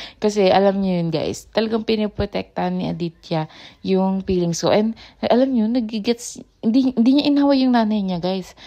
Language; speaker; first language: Filipino; native; Filipino